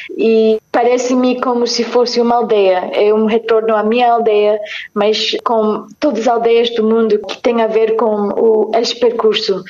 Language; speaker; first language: Portuguese; non-native, fluent; English